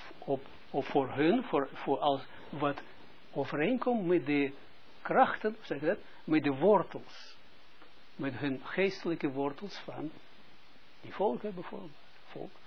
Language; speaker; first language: Dutch; non-native, fluent; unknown